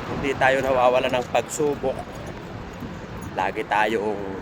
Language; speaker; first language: Filipino; non-native, local second language; Bikol